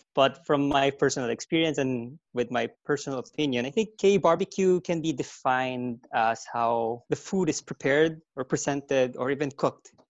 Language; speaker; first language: English; non-native, fluent; Korean